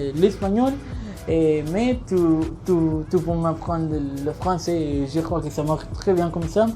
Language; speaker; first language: French; non-native, learner; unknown